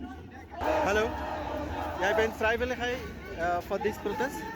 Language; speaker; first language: Dutch; non-native, learner; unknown